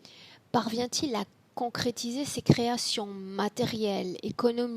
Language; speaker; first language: French; native; French